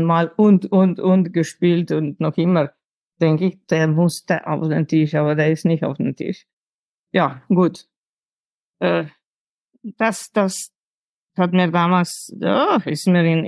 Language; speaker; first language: German; non-native, fluent; Slovenian